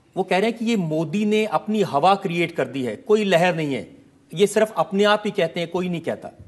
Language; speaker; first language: Hindi; native; Hindi